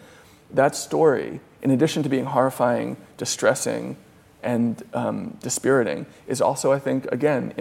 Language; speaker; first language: English; native; English